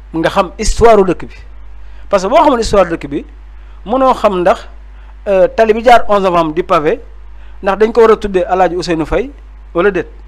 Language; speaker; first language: Wolof; native; Wolof